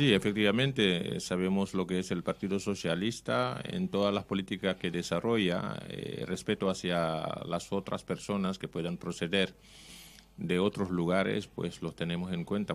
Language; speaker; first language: Spanish; non-native, fluent; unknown